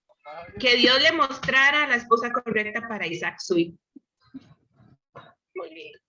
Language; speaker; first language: Spanish; native; Spanish